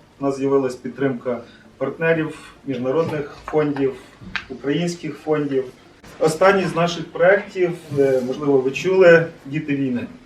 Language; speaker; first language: Ukrainian; native; Ukrainian